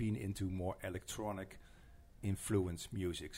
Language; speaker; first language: English; non-native, fluent; Dutch